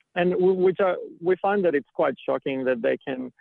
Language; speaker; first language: English; non-native, fluent; Catalan